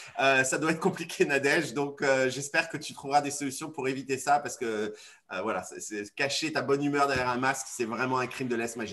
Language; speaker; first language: French; native; French